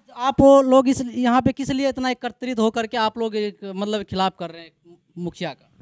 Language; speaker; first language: Hindi; native; Hindi